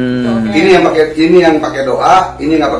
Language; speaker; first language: Indonesian; native; Indonesian